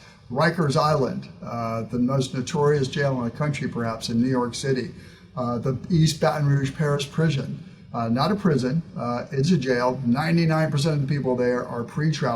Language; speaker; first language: English; native; English